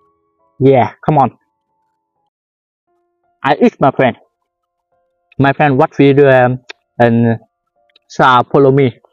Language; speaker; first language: English; non-native, learner; Vietnamese